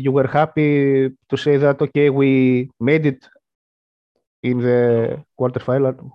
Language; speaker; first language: English; non-native, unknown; Greek